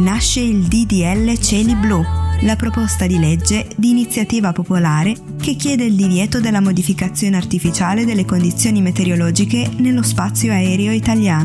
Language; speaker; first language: Italian; native; Italian